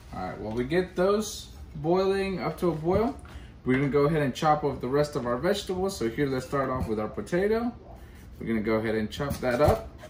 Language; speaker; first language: English; early bilingual, other home language; Spanish